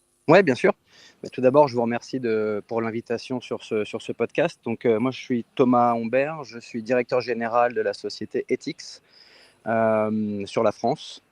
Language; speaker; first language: French; native; French